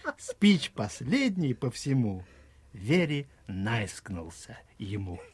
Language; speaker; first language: Russian; native; Russian